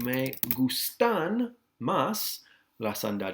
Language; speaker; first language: Spanish; non-native, fluent; English